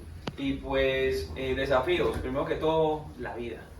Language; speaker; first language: Spanish; native; Spanish